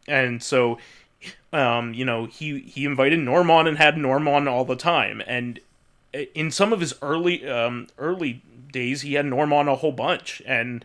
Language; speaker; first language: English; native; English